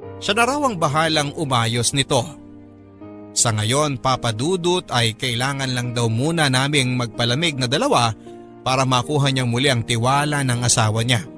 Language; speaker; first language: Filipino; native; Filipino